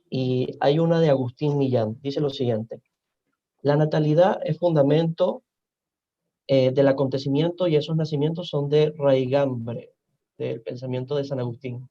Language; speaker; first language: Spanish; native; Spanish